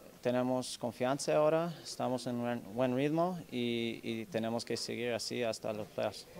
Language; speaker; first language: Spanish; non-native, learner; English